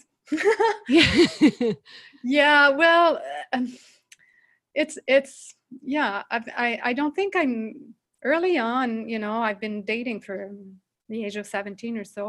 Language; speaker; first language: English; non-native, fluent; French